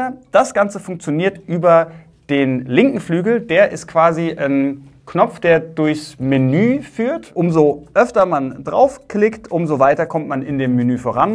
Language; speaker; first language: German; native; German